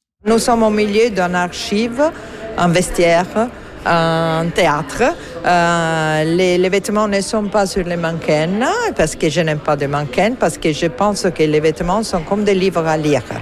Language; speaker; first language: French; non-native, fluent; Italian